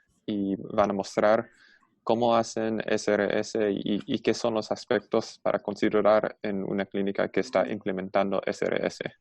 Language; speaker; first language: Spanish; non-native, fluent; English